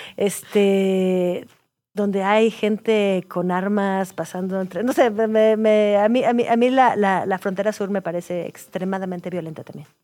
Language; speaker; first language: Spanish; native; Spanish